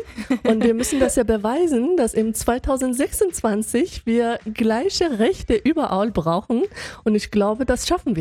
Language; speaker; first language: German; non-native, fluent; Persian